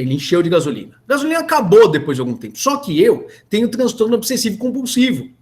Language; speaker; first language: Portuguese; native; Portuguese